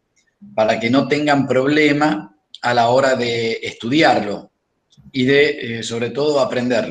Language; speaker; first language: Spanish; native; Spanish